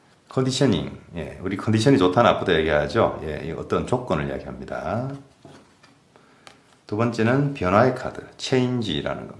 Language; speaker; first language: Korean; native; Korean